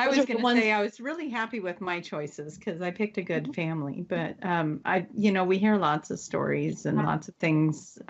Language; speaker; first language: English; native; English